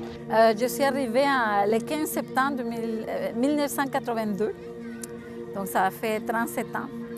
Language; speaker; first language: French; non-native, fluent; Spanish